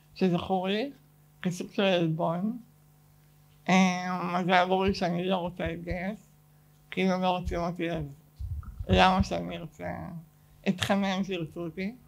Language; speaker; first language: Hebrew; native; Hebrew